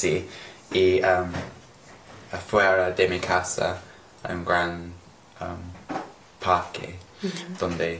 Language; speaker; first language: Spanish; non-native, learner; English